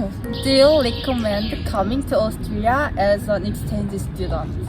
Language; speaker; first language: English; non-native, learner; Korean